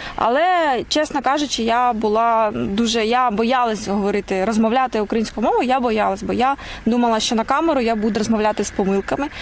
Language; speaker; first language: Ukrainian; non-native, local second language; Russian